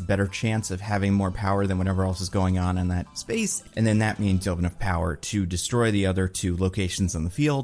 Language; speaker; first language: English; native; English